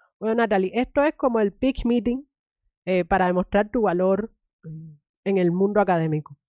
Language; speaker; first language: Spanish; native; Spanish